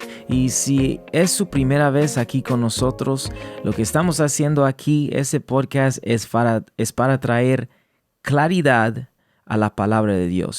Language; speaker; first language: Spanish; early bilingual, heritage; English